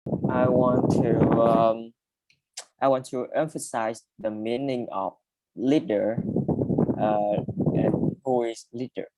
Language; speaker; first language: English; non-native, learner; Vietnamese